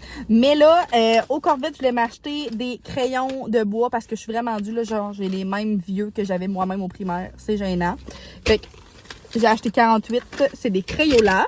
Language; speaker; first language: French; native; French